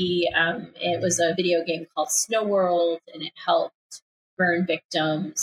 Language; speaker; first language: English; native; English